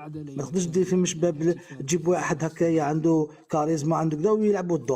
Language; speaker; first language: Arabic; native; Arabic